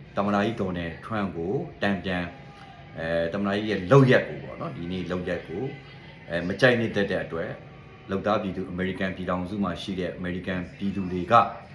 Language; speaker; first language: Burmese; native; Burmese